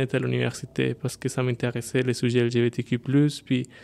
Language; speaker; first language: French; non-native, fluent; Spanish